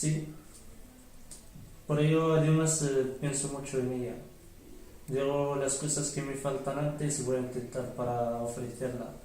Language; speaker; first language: Spanish; non-native, learner; Arabic